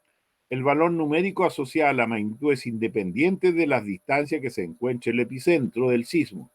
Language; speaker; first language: Spanish; native; Spanish